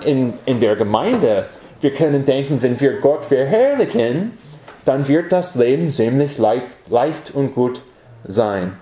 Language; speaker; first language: German; non-native, fluent; English